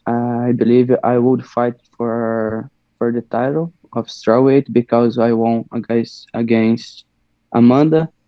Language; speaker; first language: English; non-native, learner; Portuguese